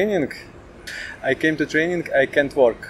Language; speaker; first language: English; non-native, learner; Ukrainian